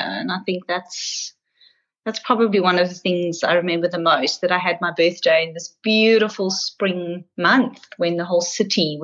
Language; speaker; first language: English; native; English